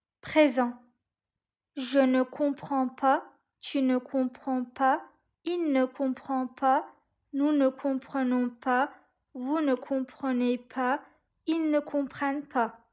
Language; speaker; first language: French; non-native, learner; Turkish